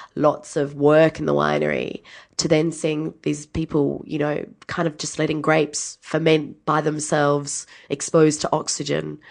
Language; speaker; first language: English; native; English